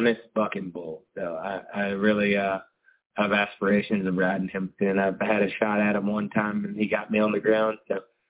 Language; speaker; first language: English; native; English